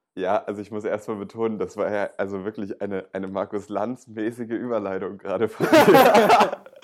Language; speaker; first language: German; native; German